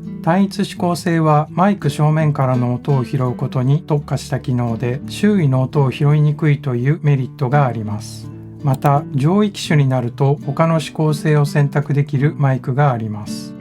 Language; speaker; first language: Japanese; native; Japanese